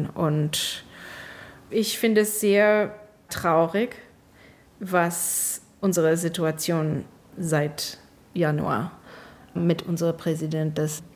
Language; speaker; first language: German; non-native, fluent; English